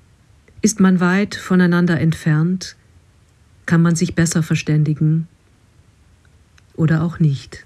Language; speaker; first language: German; non-native, fluent; English